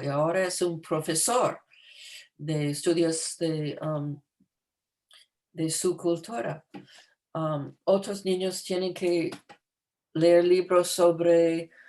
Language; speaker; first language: Spanish; non-native, fluent; English